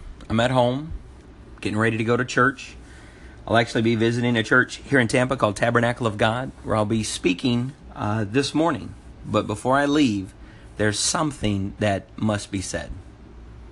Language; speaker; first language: English; native; English